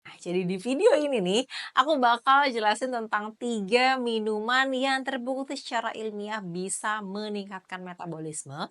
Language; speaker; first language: Indonesian; native; Indonesian